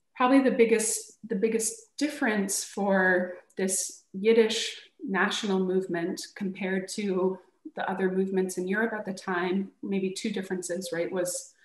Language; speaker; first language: English; native; English